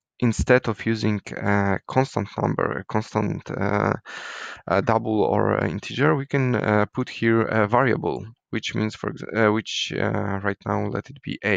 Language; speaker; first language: English; non-native, fluent; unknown